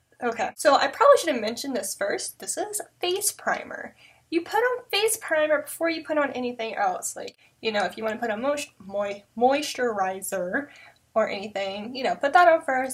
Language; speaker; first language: English; native; English